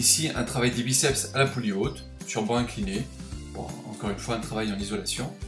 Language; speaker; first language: French; native; French